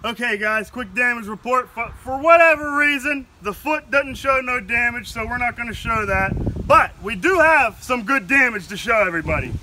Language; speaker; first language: English; native; English